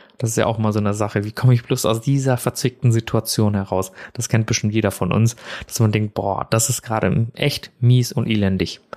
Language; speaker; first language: German; early bilingual, other home language; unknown